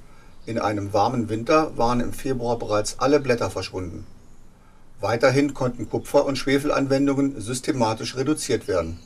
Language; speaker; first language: German; native; German